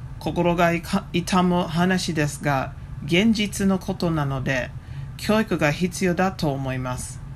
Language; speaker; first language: Japanese; non-native, fluent; English